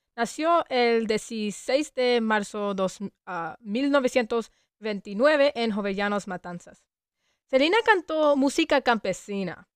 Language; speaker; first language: Spanish; non-native, learner; English